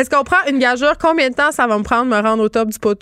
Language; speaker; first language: French; native; French